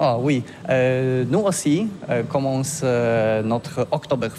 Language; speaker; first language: French; non-native, learner; Polish